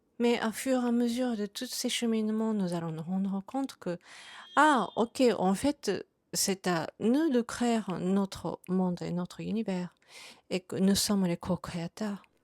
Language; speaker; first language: French; non-native, fluent; Japanese